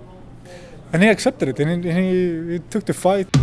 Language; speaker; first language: English; non-native, fluent; Swedish